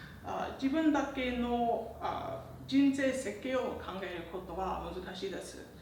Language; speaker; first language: Japanese; non-native, learner; English